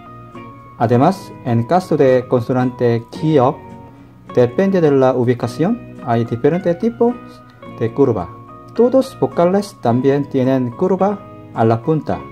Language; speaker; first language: Spanish; non-native, learner; Korean